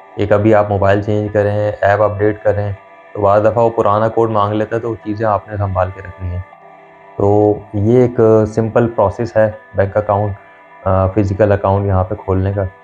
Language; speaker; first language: Urdu; non-native, local second language; Punjabi